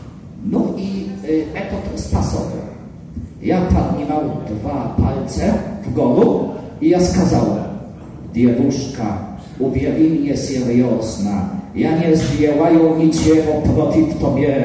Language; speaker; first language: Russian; non-native, learner; Polish